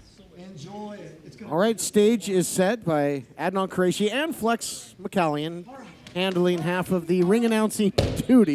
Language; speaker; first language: English; native; English